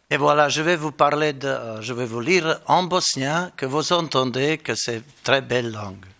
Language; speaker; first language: French; non-native, learner; Bosnian